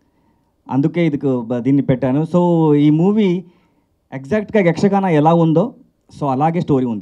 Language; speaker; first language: Telugu; non-native, learner; Kannada